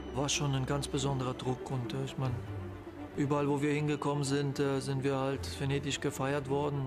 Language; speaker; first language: German; early bilingual, other home language; Polish